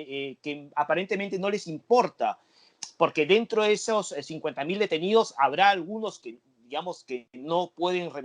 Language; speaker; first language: Spanish; native; Spanish